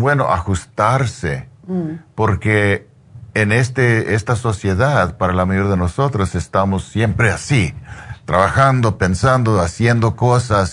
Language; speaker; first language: Spanish; non-native, learner; English